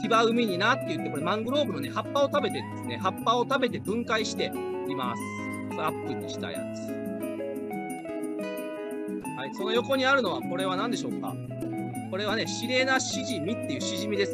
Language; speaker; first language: Japanese; native; Japanese